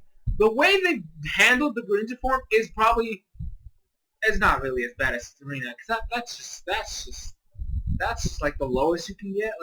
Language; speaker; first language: English; native; English